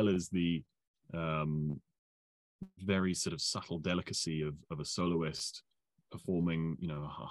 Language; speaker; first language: English; native; English